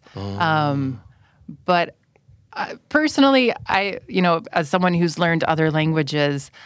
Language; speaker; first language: English; native; English